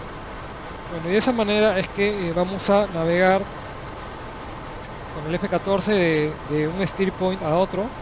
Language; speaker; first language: Spanish; native; Spanish